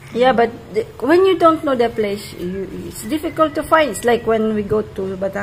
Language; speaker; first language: English; non-native, local second language; Filipino